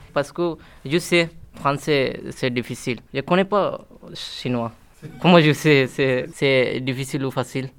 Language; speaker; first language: French; non-native, learner; Bangla